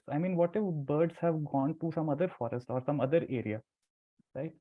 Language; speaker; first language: English; non-native, local second language; Hindi